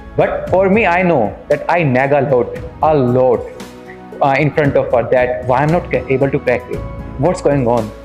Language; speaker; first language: English; non-native, local second language; Hindi